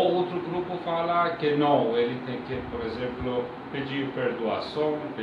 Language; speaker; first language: Portuguese; non-native, learner; Persian